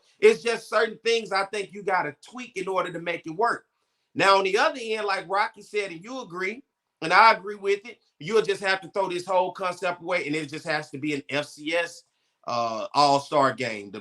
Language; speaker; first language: English; native; English